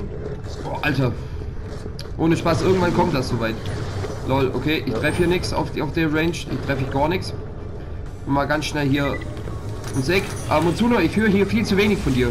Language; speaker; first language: German; native; German